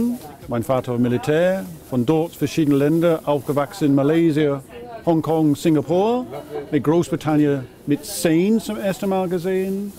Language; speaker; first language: German; non-native, fluent; English